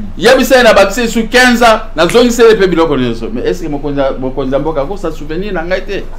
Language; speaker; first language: Lingala; native; Lingala